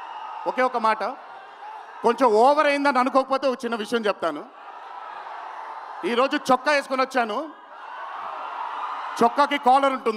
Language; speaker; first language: Telugu; native; Telugu